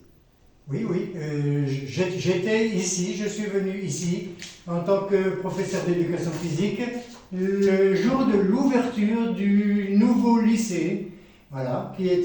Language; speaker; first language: French; native; French